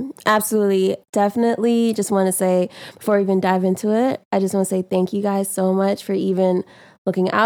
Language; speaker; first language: English; native; English